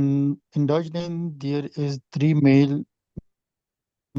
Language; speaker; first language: English; non-native, learner; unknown